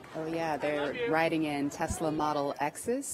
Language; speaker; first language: English; native; English